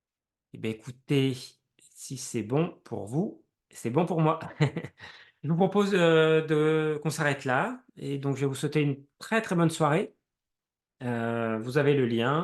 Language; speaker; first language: French; native; French